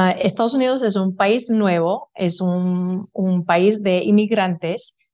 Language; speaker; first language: Spanish; early bilingual, heritage; Spanish